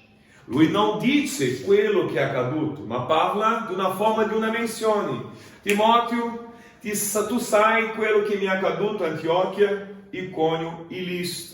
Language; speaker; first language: Italian; non-native, fluent; Portuguese